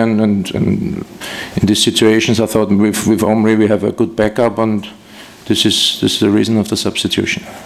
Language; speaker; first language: English; non-native, fluent; German